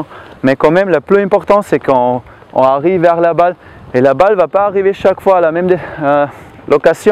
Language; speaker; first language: French; non-native, learner; Slovenian